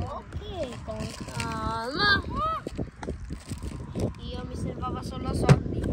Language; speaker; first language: Italian; early bilingual, other home language; Filipino